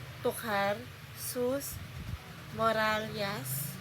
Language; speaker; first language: Spanish; non-native, learner; Filipino